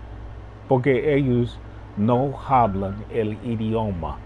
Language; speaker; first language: Spanish; non-native, learner; English